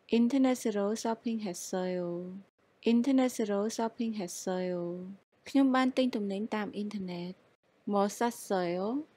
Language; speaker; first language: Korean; non-native, fluent; Khmer